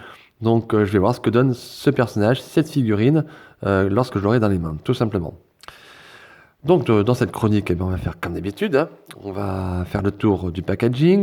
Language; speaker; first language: French; native; French